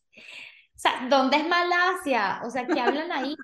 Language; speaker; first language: Spanish; early bilingual, other home language; Portuguese